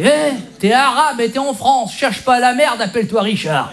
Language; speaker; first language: French; early bilingual, other home language; Arabic